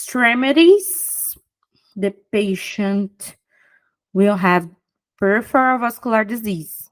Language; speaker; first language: English; non-native, fluent; Portuguese